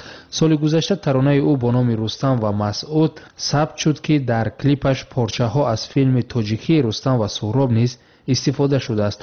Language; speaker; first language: Tajik; native; Tajik